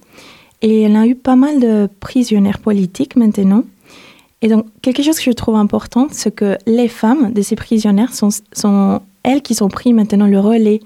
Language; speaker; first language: French; non-native, fluent; Spanish